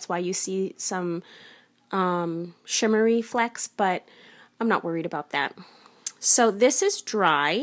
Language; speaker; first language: English; native; English